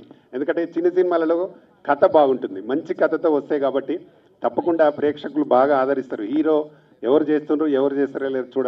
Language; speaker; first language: Telugu; native; Telugu